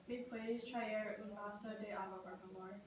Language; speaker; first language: Spanish; non-native, learner; English